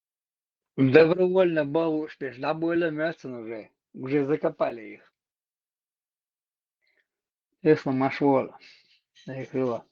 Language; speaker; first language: Russian; non-native, local second language; Chechen